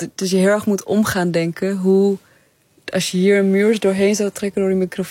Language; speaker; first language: Dutch; early bilingual, other home language; Persian